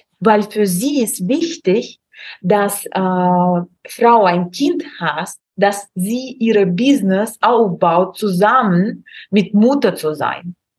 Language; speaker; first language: German; non-native, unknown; Russian